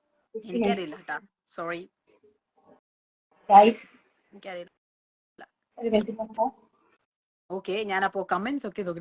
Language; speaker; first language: Malayalam; early bilingual, heritage; Malayalam